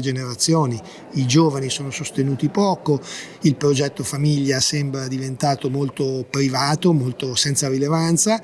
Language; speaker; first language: Italian; native; Italian